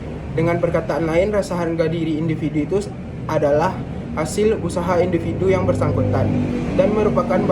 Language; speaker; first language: Indonesian; native; Indonesian